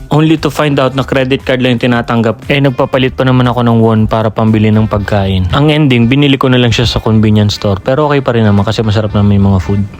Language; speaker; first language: Filipino; native; Filipino